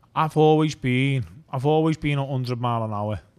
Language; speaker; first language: English; native; English